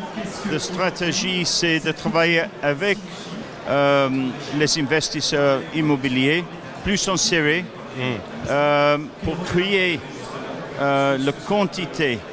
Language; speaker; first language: French; non-native, fluent; English